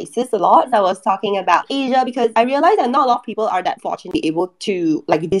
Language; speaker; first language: English; non-native, local second language; Chinese